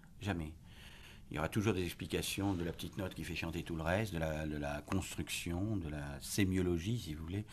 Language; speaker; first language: French; native; French